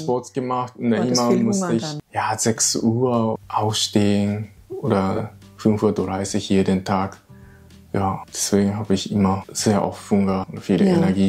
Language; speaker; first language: German; non-native, learner; Japanese